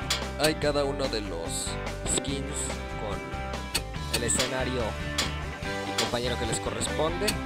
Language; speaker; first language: Spanish; native; Spanish